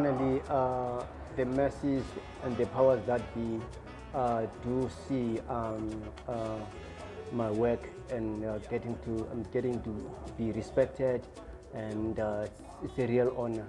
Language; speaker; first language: English; non-native, local second language; Xhosa